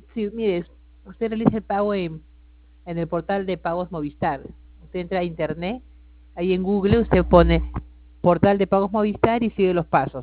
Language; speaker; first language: Spanish; native; Spanish